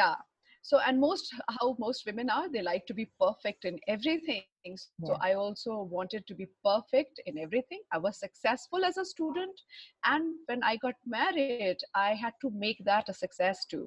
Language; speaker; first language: English; non-native, local second language; Hindi